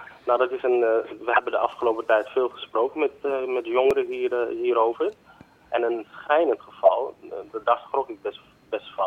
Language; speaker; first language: Dutch; native; Dutch